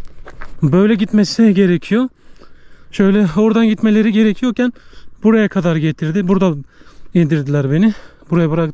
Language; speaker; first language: Turkish; native; Turkish